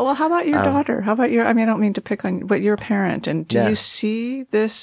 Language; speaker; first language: English; native; English